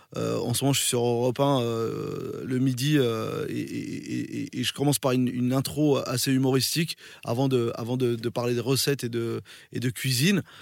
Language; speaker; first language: French; early bilingual, other home language; Arabic